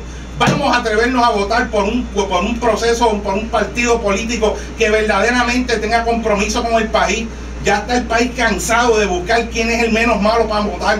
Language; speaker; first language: Spanish; native; Spanish